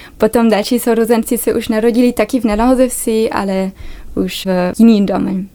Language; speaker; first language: Czech; early bilingual, other home language; German